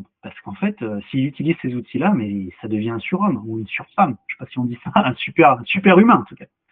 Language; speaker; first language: French; native; French